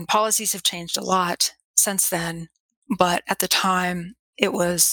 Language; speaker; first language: English; native; English